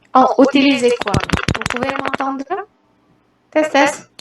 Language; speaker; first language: French; non-native, fluent; Indonesian